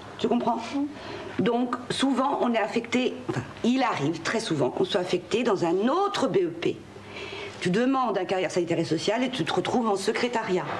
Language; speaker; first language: French; native; French